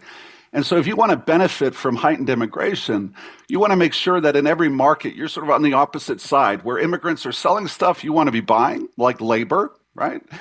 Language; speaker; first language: English; native; English